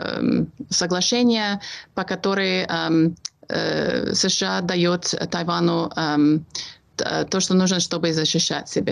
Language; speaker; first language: Russian; non-native, fluent; English